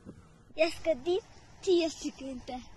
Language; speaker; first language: Swedish; non-native, learner; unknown